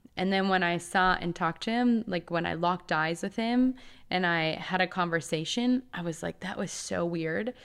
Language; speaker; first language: English; native; English